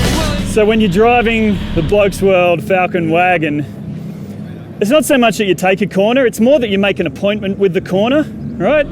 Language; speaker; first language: English; native; English